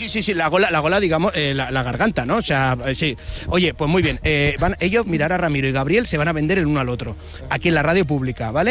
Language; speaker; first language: Spanish; native; Spanish